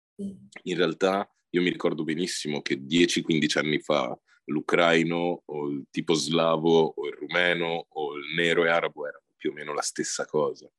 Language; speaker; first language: Italian; early bilingual, other home language; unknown